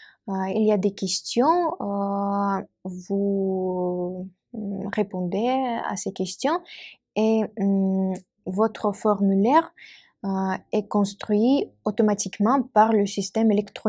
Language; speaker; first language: French; non-native, fluent; Russian